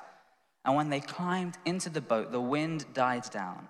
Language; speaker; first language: English; native; English